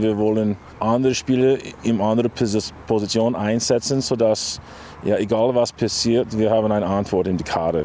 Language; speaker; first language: German; non-native, learner; English